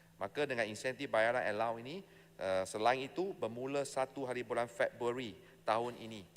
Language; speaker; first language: Malay; non-native, local second language; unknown